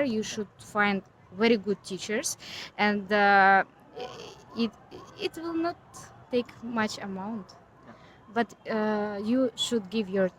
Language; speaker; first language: English; non-native, learner; Ukrainian